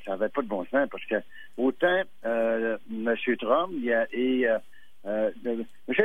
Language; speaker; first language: French; native; French